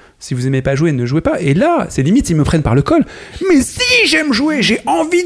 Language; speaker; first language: French; native; French